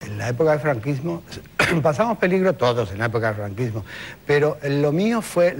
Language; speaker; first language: Spanish; native; Spanish